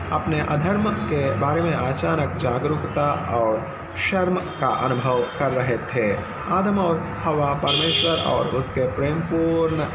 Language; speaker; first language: Hindi; non-native, local second language; Telugu